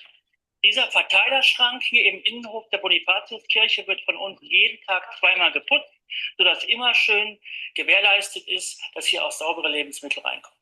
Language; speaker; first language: German; native; German